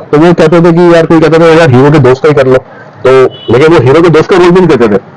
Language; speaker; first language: Hindi; non-native, local second language; Sindhi